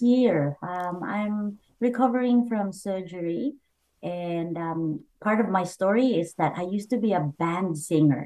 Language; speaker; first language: English; non-native, local second language; Bikol